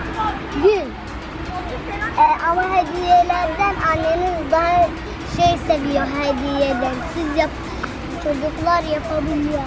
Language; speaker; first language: Turkish; early bilingual, other home language; Arabic